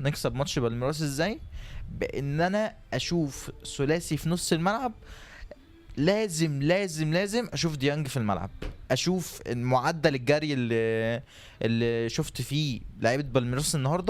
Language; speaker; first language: Arabic; native; Arabic